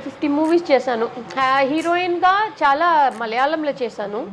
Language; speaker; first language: Telugu; non-native, local second language; Tamil